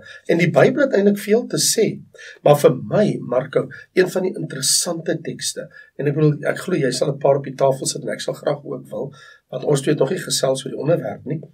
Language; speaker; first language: Afrikaans; native; Afrikaans